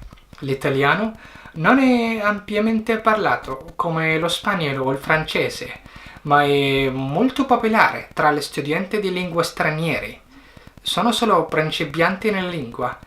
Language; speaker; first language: Italian; non-native, learner; Arabic